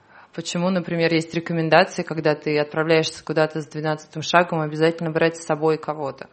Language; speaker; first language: Russian; native; Russian